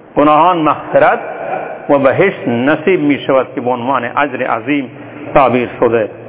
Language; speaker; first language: Persian; non-native, local second language; Turkmen